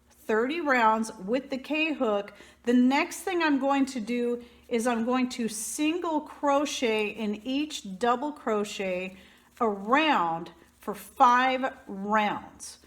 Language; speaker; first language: English; native; English